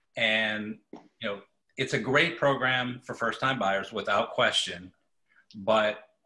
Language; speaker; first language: English; native; English